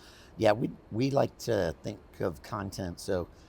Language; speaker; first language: English; native; English